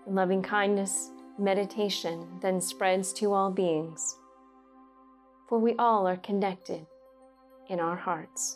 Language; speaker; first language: English; native; English